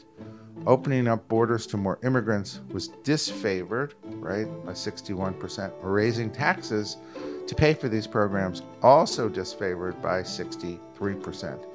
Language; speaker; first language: English; native; English